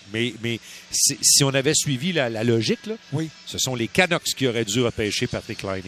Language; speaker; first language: French; native; French